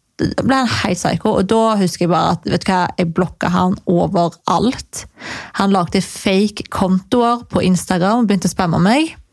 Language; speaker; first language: Norwegian; native; Norwegian